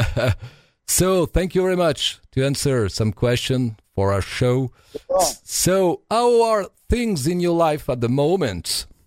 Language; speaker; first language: English; non-native, fluent; French